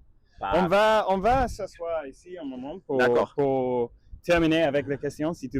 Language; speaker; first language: French; non-native, learner; English